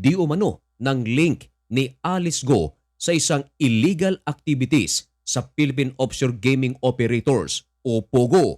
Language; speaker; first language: Filipino; native; Filipino